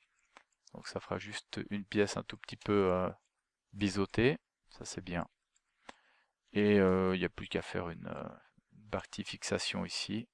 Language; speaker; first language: French; native; French